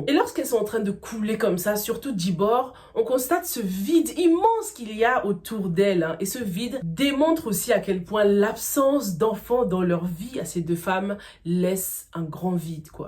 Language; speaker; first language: French; native; French